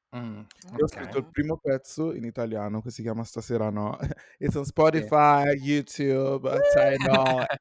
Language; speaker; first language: Italian; native; Italian